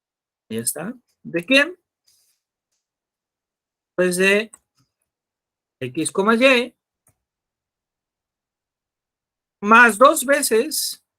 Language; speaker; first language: Spanish; native; Spanish